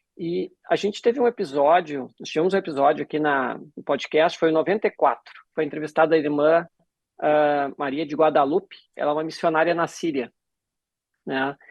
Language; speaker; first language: Portuguese; native; Portuguese